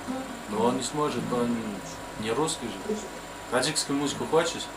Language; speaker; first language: Russian; non-native, local second language; Tajik